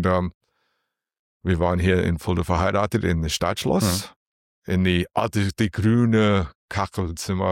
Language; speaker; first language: German; non-native, learner; English